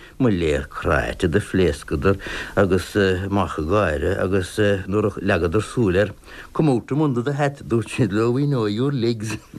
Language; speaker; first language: Irish; non-native, local second language; English